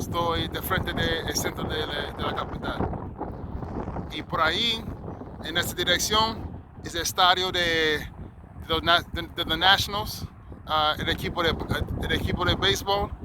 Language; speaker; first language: Spanish; non-native, learner; English